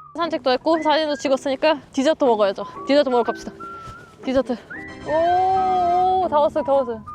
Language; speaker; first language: Korean; non-native, fluent; German